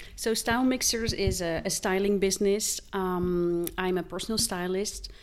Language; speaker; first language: English; non-native, fluent; Dutch